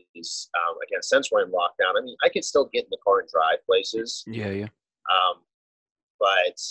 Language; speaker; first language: English; native; English